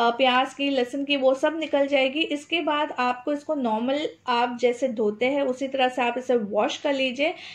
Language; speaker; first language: Hindi; non-native, local second language; Gujarati